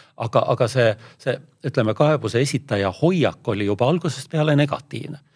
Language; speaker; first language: Estonian; native; Estonian